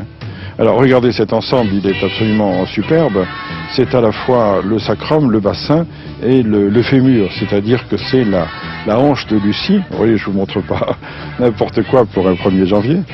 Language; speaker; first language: French; native; French